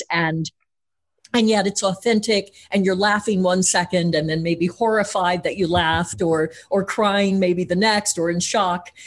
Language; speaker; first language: English; native; English